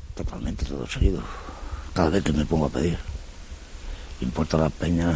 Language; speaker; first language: Spanish; native; Spanish